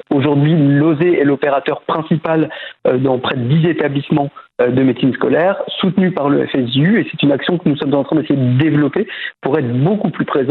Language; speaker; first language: French; native; French